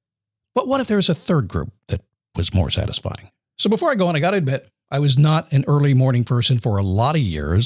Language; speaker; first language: English; native; English